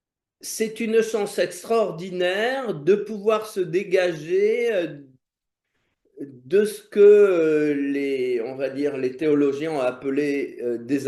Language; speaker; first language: French; native; French